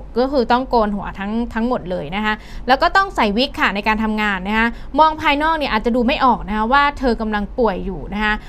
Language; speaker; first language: Thai; native; Thai